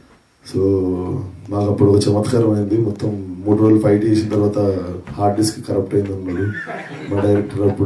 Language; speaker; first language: Telugu; native; Telugu